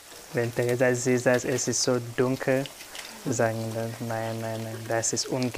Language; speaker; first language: German; non-native, learner; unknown